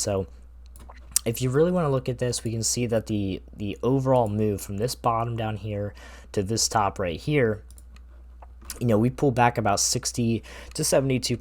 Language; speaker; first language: English; native; English